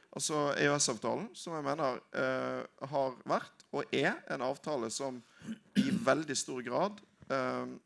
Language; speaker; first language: Norwegian; native; Norwegian